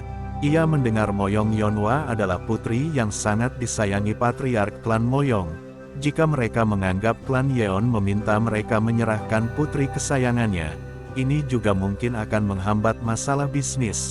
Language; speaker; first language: Indonesian; native; Indonesian